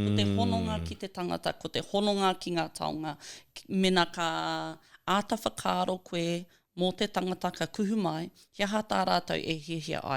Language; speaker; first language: Māori; non-native, local second language; English